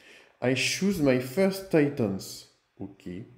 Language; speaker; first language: English; non-native, learner; French